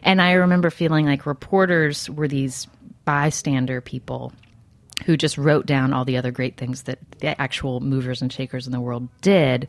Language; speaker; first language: English; native; English